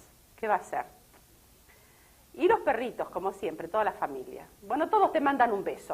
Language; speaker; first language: Spanish; native; Spanish